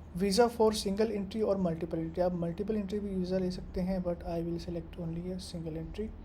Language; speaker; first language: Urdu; native; Urdu